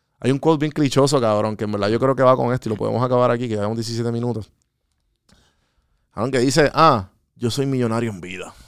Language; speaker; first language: Spanish; native; Spanish